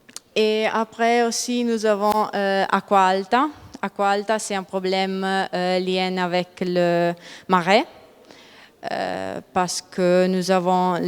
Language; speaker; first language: French; non-native, learner; Italian